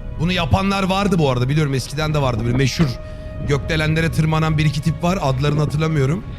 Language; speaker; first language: Turkish; native; Turkish